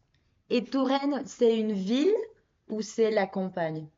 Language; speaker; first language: French; non-native, fluent; Spanish